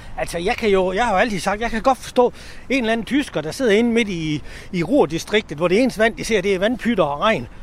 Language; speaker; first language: Danish; native; Danish